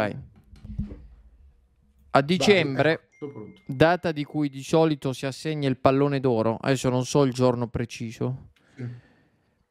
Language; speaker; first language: Italian; native; Italian